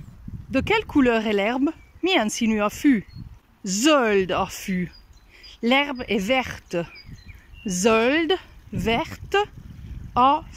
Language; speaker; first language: French; non-native, fluent; Hungarian